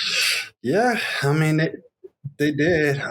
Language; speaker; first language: English; native; English